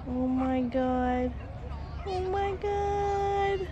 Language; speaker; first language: English; non-native, local second language; Filipino